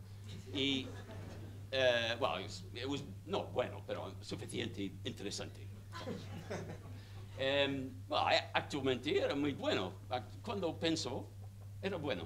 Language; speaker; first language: Spanish; non-native, fluent; English